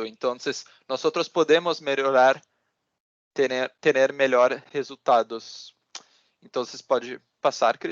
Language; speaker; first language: Portuguese; non-native, learner; Spanish